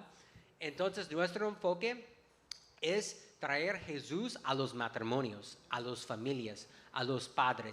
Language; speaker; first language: Spanish; non-native, fluent; English